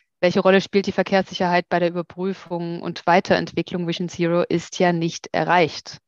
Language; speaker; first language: German; native; German